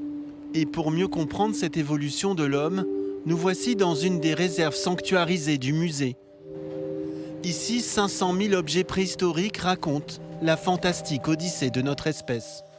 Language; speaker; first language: French; native; French